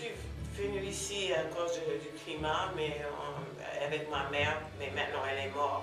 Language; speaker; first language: French; non-native, fluent; English